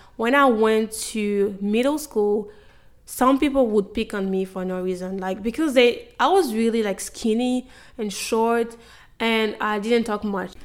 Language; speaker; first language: English; non-native, fluent; French